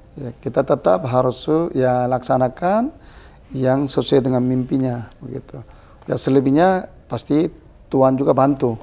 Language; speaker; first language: Indonesian; non-native, fluent; Korean